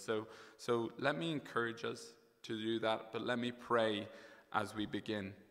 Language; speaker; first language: English; native; English